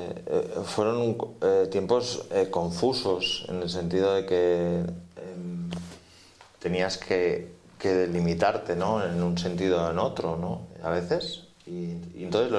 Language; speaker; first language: Spanish; native; Spanish